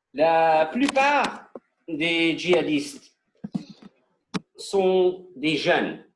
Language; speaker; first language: French; non-native, learner; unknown